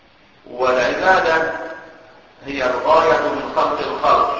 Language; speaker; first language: Arabic; native; Arabic